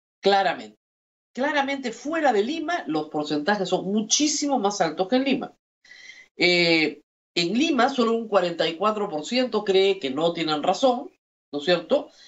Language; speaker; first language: Spanish; native; Spanish